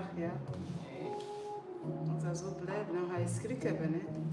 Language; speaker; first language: Dutch; non-native, learner; English